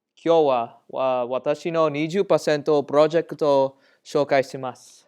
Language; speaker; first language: Japanese; non-native, learner; English